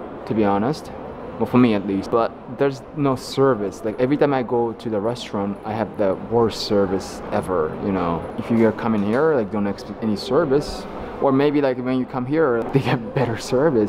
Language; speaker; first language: English; non-native, fluent; Japanese